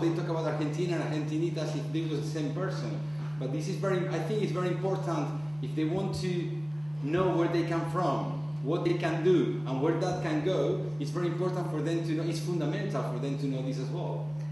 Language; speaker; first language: English; non-native, fluent; Spanish